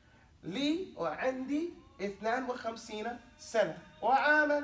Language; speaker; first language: Arabic; non-native, learner; English